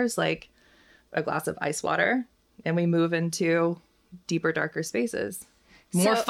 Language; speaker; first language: English; native; English